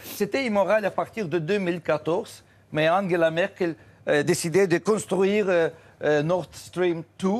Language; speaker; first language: French; non-native, fluent; Russian